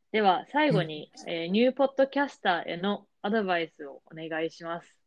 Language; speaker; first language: Japanese; native; Japanese